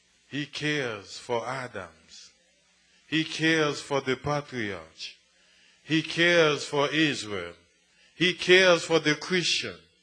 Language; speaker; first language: English; non-native, fluent; Haitian Creole